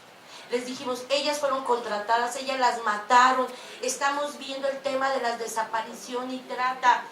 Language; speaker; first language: Spanish; native; Spanish